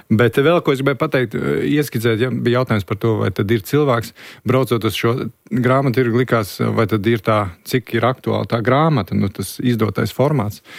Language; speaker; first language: Latvian; native; Latvian